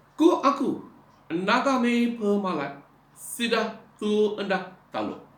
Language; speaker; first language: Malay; non-native, local second language; Iban